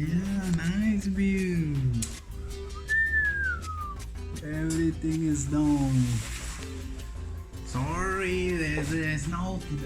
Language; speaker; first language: English; non-native, learner; Spanish